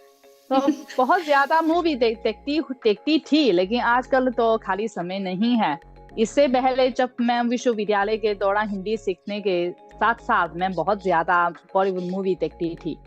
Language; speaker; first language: Hindi; non-native, fluent; Chinese